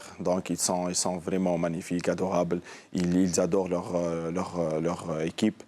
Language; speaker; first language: French; non-native, local second language; Arabic